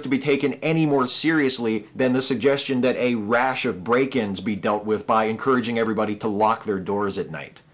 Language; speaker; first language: English; native; English